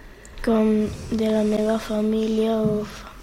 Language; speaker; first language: Catalan; non-native, local second language; Spanish